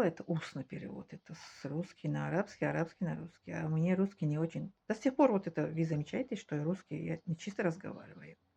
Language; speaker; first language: Russian; non-native, learner; Tajik